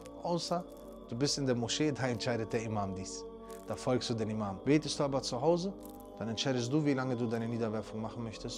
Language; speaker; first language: German; native; German